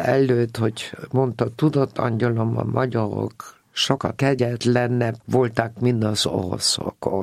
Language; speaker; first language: Hungarian; non-native, fluent; German